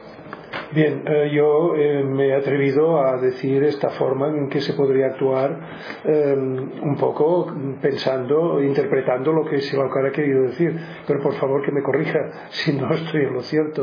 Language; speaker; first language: Spanish; native; Spanish